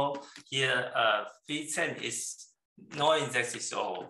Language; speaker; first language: German; non-native, learner; Chinese